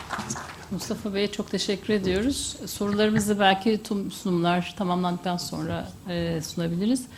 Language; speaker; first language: Turkish; native; Turkish